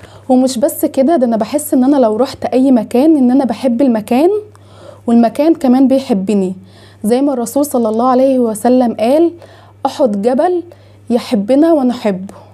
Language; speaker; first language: Arabic; native; Arabic